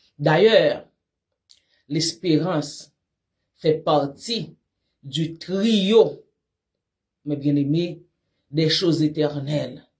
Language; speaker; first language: French; non-native, local second language; Haitian Creole